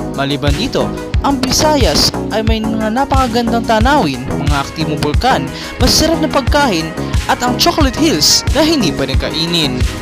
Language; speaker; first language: Filipino; native; Filipino